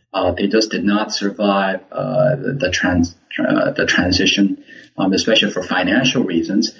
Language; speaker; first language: English; early bilingual, other home language; Korean